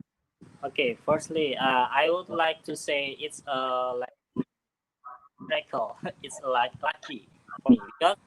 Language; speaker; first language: English; non-native, learner; Indonesian